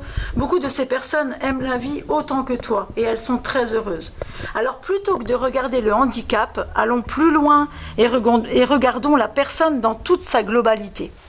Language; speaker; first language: French; native; French